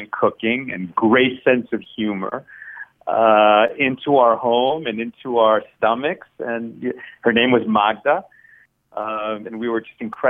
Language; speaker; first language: English; early bilingual, other home language; Spanish